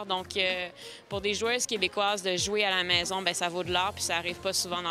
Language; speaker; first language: French; native; French